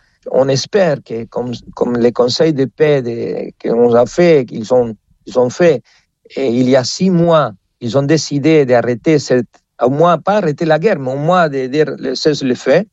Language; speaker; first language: French; non-native, fluent; Spanish